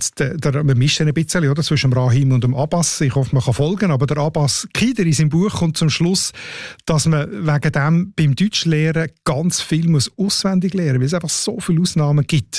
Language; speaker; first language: German; native; German